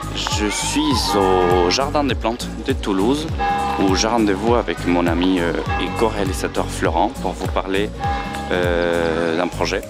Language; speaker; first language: French; non-native, fluent; Spanish